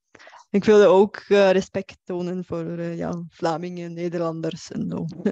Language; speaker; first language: Dutch; non-native, fluent; Bulgarian